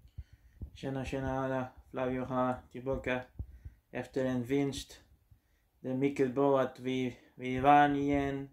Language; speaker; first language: Swedish; non-native, learner; Portuguese